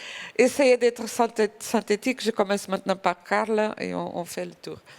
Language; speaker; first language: French; non-native, fluent; Portuguese